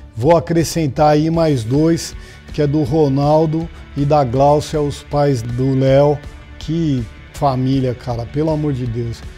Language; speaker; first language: Portuguese; native; Portuguese